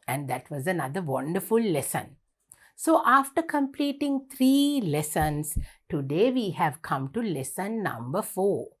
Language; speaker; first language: English; non-native, local second language; Sinhala